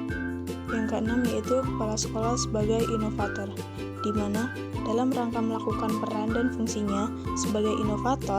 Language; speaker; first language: Indonesian; native; Indonesian